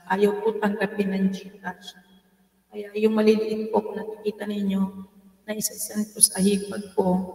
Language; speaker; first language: Filipino; native; Filipino